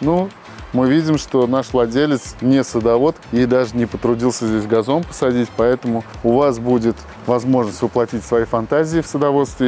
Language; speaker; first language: Russian; native; Russian